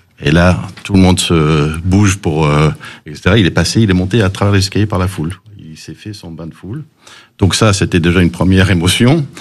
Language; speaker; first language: French; early bilingual, other home language; English